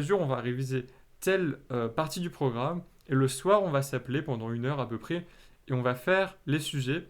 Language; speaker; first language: French; native; French